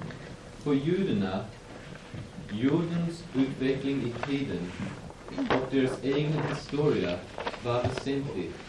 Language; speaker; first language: Swedish; non-native, fluent; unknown